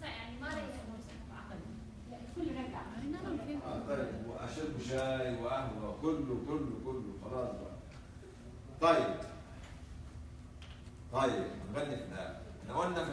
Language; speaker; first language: Arabic; native; Arabic